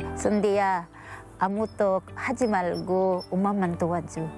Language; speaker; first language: Korean; non-native, learner; Filipino